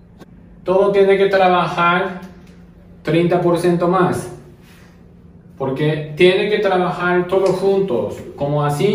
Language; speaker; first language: Spanish; non-native, learner; Japanese